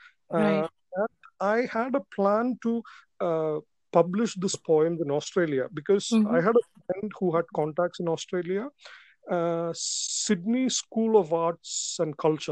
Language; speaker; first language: English; non-native, local second language; Malayalam